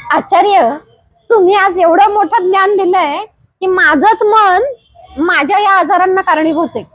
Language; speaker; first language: Marathi; native; Marathi